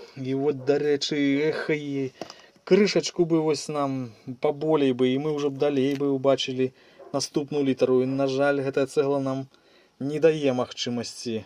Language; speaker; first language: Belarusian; native; Belarusian